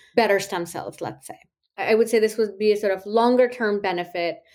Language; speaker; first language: English; non-native, local second language; Hindi